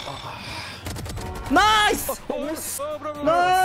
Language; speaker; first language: Japanese; native; Japanese